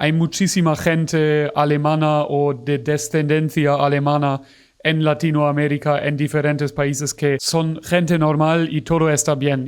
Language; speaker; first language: Spanish; non-native, fluent; German